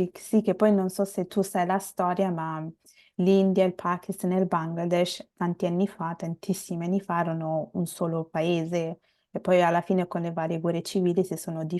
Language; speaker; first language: Italian; early bilingual, other home language; Bangla